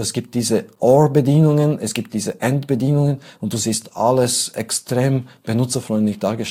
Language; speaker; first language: German; non-native, fluent; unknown